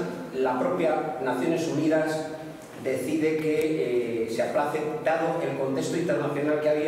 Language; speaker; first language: Spanish; native; Spanish